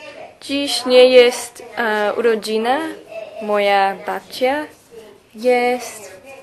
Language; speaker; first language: Polish; non-native, learner; English